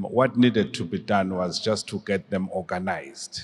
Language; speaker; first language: English; non-native, local second language; Swati